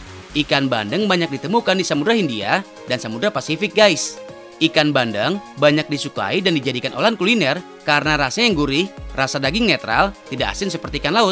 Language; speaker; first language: Indonesian; native; Indonesian